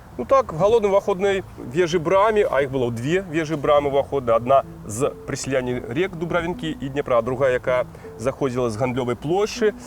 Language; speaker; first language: Belarusian; non-native, local second language; Russian